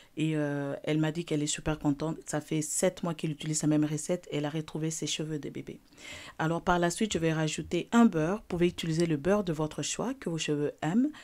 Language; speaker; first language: French; non-native, local second language; Lingala